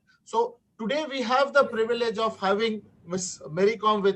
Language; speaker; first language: Hindi; native; Hindi